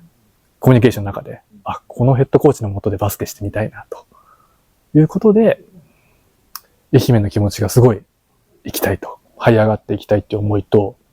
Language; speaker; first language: Japanese; native; Japanese